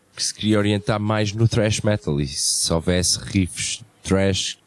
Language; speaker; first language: Portuguese; early bilingual, heritage; Portuguese